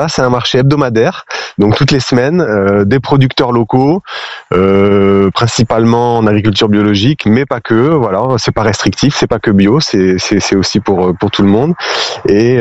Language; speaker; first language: French; native; French